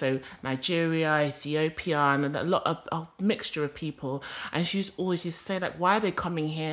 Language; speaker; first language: English; non-native, local second language; Kinyarwanda